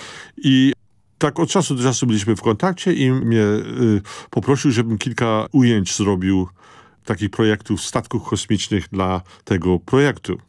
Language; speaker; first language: Polish; early bilingual, heritage; Polish